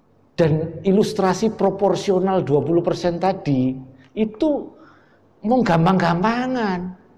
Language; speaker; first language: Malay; non-native, local second language; Javanese